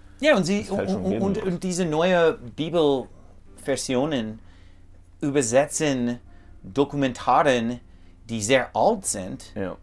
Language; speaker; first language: German; non-native, learner; English